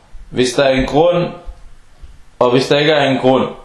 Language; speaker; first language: Danish; non-native, fluent; Arabic